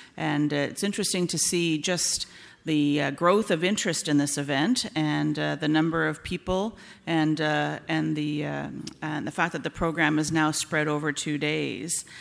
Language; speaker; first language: English; native; English